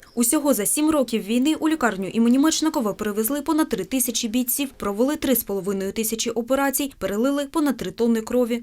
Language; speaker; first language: Ukrainian; native; Ukrainian